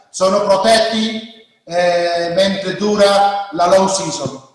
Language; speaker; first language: Italian; non-native, learner; Spanish